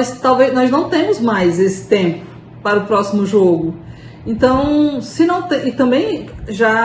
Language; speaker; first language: Portuguese; native; Portuguese